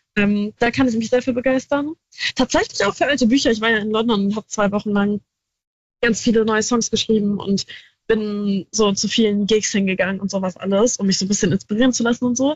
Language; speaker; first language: German; native; German